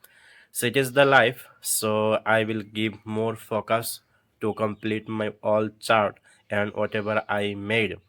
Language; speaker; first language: English; non-native, learner; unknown